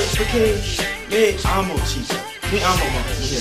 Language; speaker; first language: Spanish; non-native, learner; English